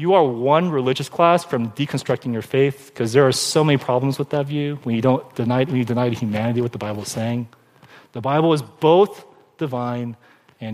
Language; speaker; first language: English; native; English